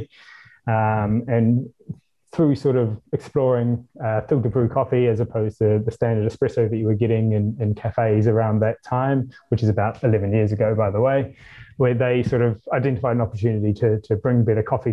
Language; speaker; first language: English; native; English